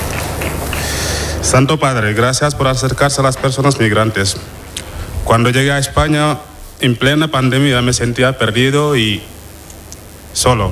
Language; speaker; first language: Spanish; non-native, fluent; Wolof